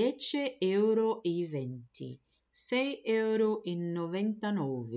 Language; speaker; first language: Italian; non-native, learner; Portuguese